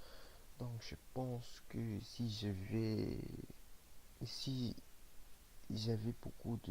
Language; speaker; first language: French; non-native, learner; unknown